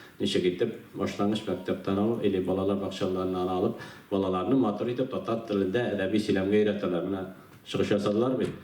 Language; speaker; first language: Tatar; native; Tatar